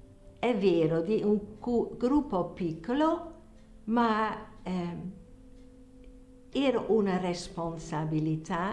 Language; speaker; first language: Italian; non-native, fluent; Dutch